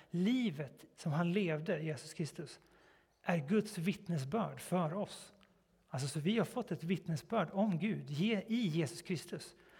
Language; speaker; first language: Swedish; native; Swedish